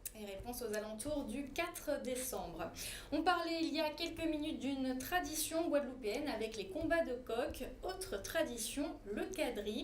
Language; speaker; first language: French; native; French